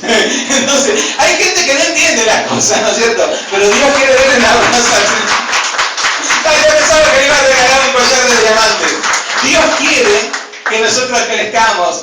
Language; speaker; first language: Spanish; native; Spanish